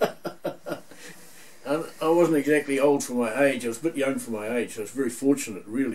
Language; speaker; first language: English; native; English